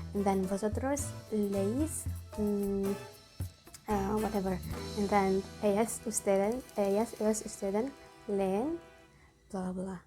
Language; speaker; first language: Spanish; non-native, learner; Indonesian